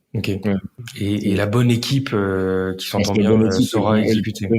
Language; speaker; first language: French; native; French